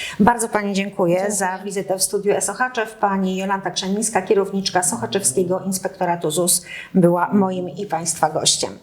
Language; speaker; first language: Polish; native; Polish